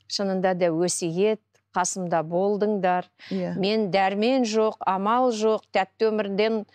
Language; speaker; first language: Kazakh; native; Kazakh